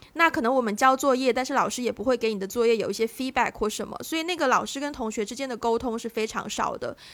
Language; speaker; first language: Chinese; native; Chinese